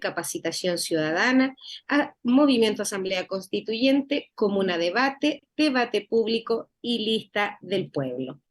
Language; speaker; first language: Spanish; native; Spanish